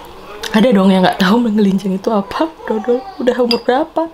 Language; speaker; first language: Indonesian; native; Indonesian